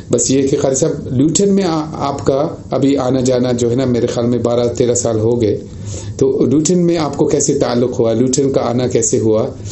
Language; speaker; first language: Urdu; early bilingual, other home language; Punjabi